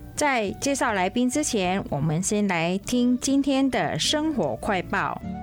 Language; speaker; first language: Chinese; non-native, fluent; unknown